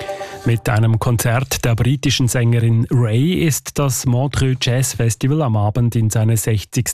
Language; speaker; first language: German; native; German